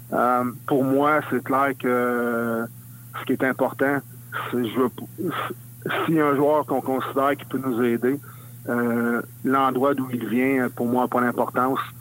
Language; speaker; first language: French; native; French